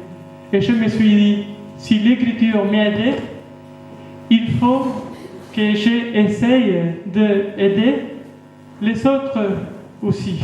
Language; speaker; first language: French; non-native, fluent; Spanish